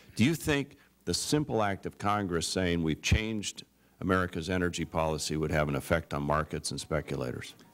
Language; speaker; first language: English; native; English